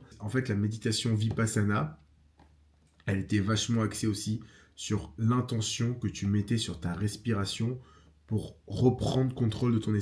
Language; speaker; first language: French; native; French